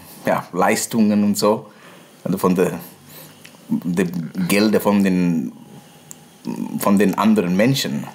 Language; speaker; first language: German; non-native, fluent; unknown